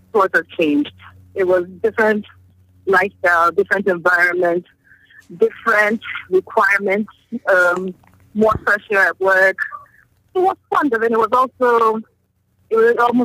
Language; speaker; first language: English; non-native, local second language; Yoruba